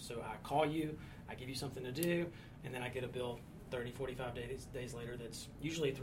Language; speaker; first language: English; native; English